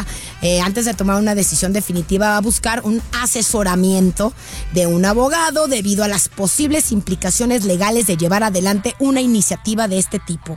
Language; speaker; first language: Spanish; native; Spanish